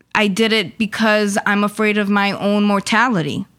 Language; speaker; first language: English; early bilingual, other home language; Spanish